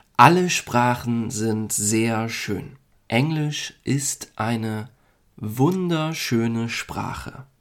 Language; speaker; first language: German; native; German